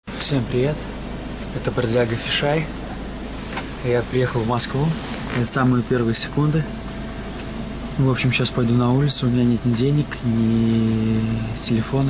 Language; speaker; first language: Russian; native; Russian